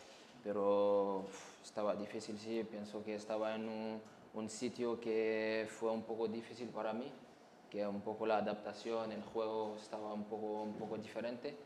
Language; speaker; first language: Spanish; non-native, learner; French